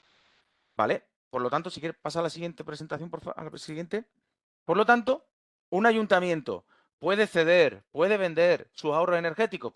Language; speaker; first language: Spanish; native; Spanish